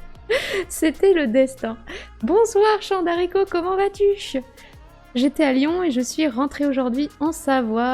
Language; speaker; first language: French; native; French